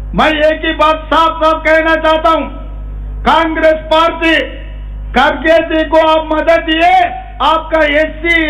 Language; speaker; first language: Hindi; non-native, local second language; Telugu